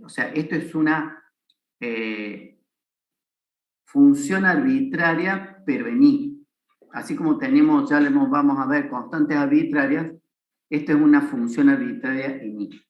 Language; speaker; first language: Spanish; native; Spanish